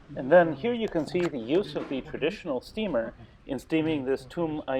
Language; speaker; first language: English; native; English